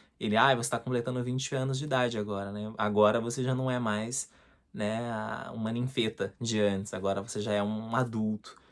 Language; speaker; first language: Portuguese; native; Portuguese